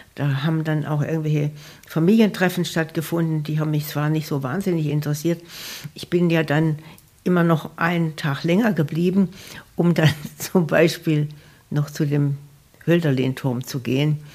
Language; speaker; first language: German; native; German